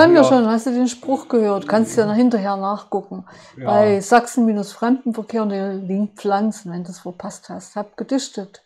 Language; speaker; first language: German; native; German